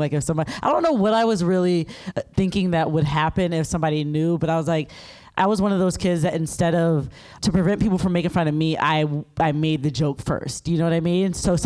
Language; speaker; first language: English; native; English